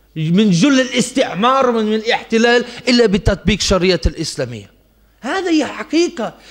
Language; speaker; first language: Arabic; non-native, fluent; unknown